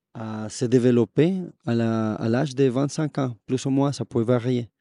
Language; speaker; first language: French; non-native, fluent; Spanish